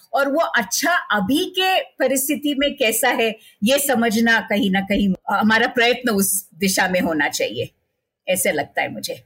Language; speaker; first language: Hindi; non-native, local second language; Marathi